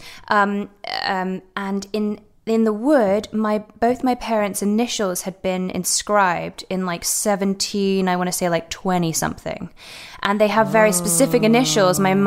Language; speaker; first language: English; native; English